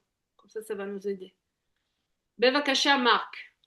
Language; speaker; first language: French; native; French